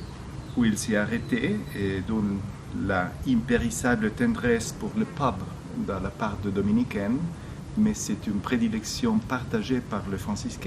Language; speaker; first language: French; non-native, fluent; Spanish